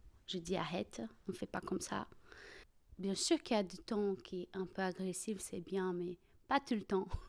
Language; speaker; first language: French; non-native, fluent; Portuguese